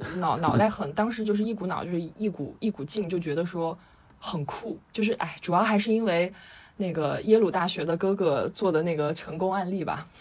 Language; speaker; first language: Chinese; native; Chinese